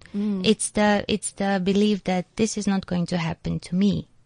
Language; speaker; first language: English; non-native, fluent; Macedonian